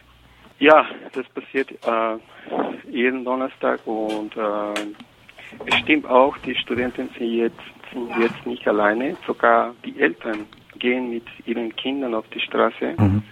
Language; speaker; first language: German; non-native, fluent; Spanish